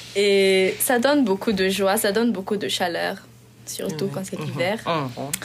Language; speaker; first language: French; non-native, local second language; Malagasy